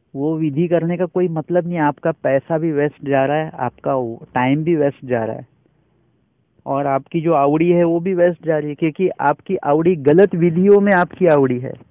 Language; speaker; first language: Hindi; non-native, local second language; Marathi